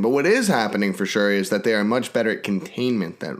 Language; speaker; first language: English; native; English